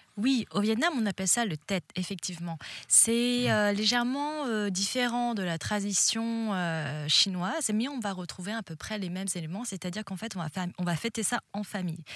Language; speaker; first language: French; early bilingual, other home language; Cantonese